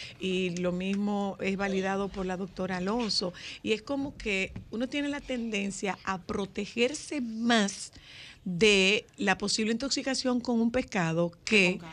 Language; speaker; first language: Spanish; native; Spanish